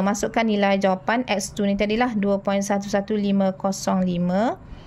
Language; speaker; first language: English; non-native, local second language; Malay